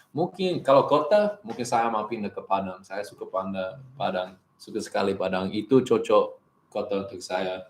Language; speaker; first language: Indonesian; non-native, learner; English